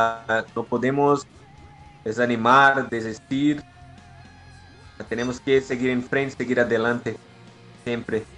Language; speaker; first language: Spanish; non-native, learner; Portuguese